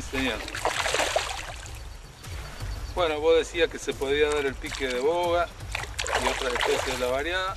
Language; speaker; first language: Spanish; native; Spanish